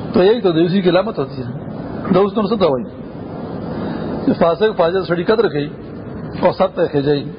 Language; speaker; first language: Urdu; non-native, local second language; Pashto